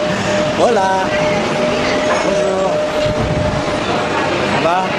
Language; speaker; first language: French; native; French